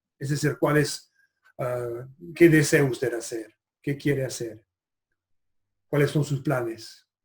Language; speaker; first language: Spanish; non-native, fluent; English